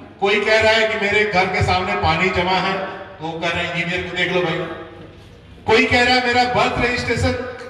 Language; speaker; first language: Hindi; native; Hindi